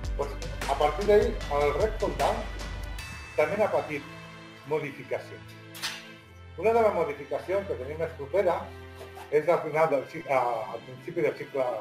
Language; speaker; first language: Catalan; non-native, local second language; Spanish